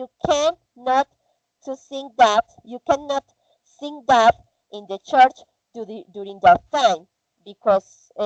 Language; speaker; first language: English; non-native, learner; Spanish